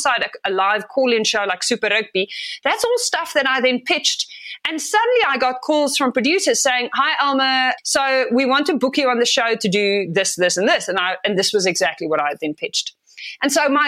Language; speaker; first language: English; non-native, local second language; Afrikaans